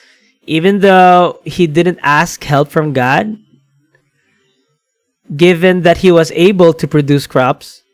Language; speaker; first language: English; non-native, local second language; Filipino